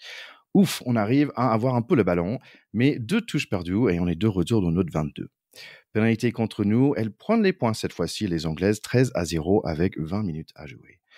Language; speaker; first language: French; non-native, fluent; English